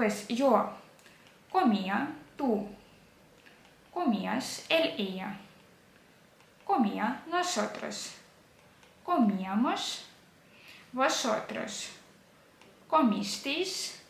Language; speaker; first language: Spanish; non-native, fluent; Ukrainian